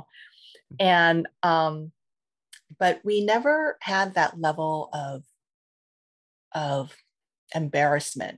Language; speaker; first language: English; native; English